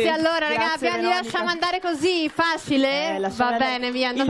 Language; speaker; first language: Italian; native; Italian